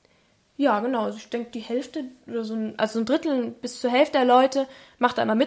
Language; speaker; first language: German; native; German